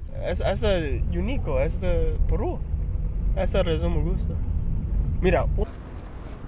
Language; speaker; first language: Spanish; non-native, learner; English